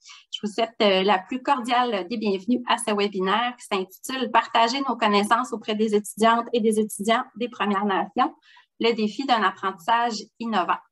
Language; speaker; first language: French; native; French